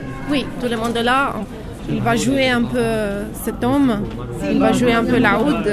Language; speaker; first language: French; non-native, fluent; Italian